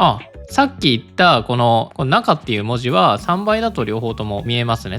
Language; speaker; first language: Japanese; native; Japanese